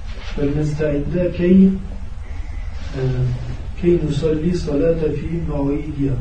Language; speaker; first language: Arabic; non-native, learner; French